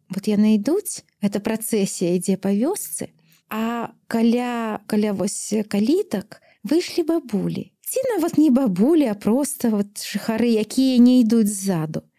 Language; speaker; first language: Belarusian; native; Belarusian